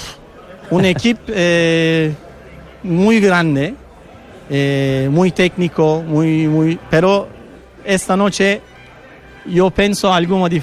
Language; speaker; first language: Spanish; non-native, learner; Turkish